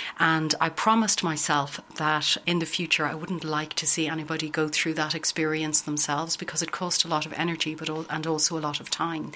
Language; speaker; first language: English; native; English